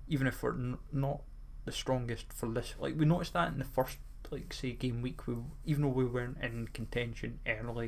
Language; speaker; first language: English; native; English